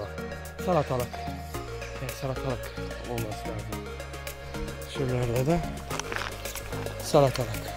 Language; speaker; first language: Turkish; early bilingual, heritage; Turkish